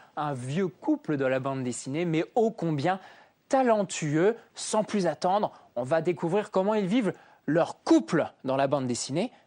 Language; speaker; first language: French; native; French